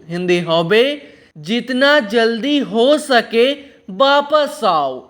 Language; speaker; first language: Hindi; non-native, local second language; Bangla